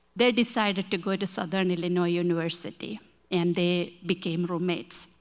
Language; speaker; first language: English; non-native, local second language; Malayalam